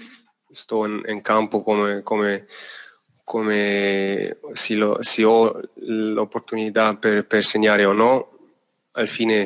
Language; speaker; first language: Italian; non-native, fluent; German